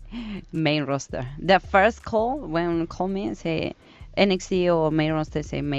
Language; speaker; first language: English; non-native, learner; Spanish